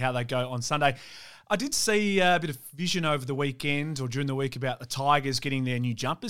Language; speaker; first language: English; native; English